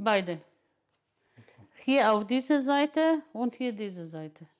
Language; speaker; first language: German; non-native, learner; Polish